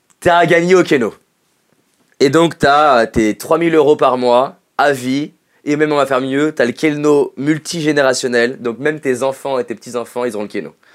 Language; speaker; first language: French; native; French